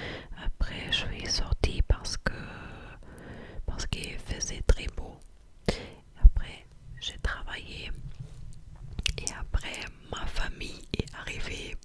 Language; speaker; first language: French; non-native, fluent; German